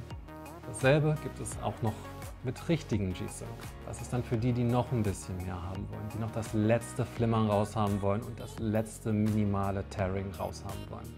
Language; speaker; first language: German; native; German